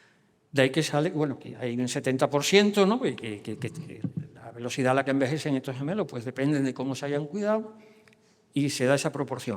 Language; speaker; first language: Spanish; native; Spanish